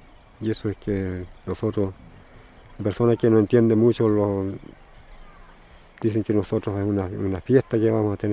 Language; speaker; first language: Spanish; non-native, local second language; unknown